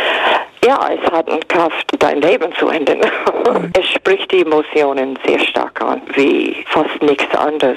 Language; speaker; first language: German; non-native, fluent; English